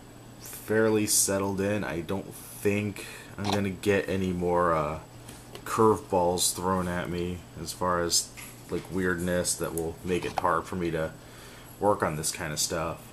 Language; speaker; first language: English; native; English